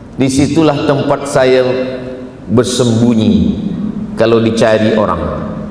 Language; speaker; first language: Malay; native; Malay